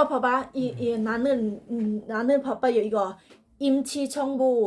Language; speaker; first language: Korean; non-native, learner; Thai